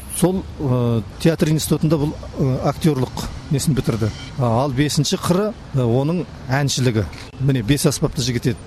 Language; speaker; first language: Kazakh; native; Kazakh